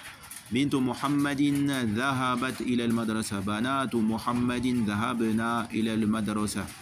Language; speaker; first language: Arabic; non-native, fluent; French